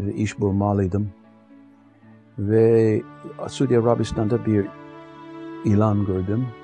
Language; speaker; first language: Turkish; non-native, fluent; English